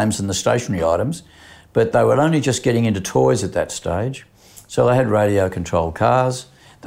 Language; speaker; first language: English; native; English